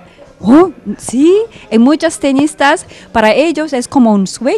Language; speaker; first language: Spanish; non-native, fluent; Japanese